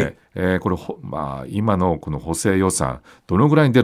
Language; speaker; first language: Japanese; native; Japanese